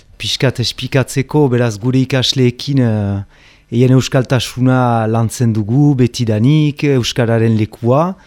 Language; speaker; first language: Basque; native; Basque